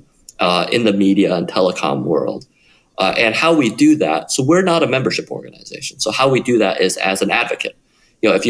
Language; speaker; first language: English; native; English